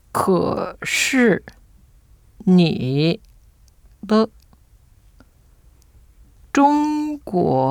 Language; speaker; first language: Chinese; non-native, learner; French